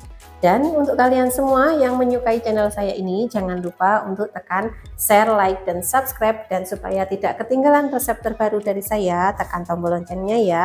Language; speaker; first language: Indonesian; native; Indonesian